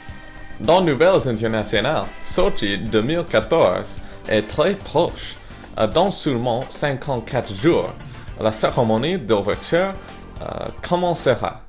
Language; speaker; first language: French; non-native, learner; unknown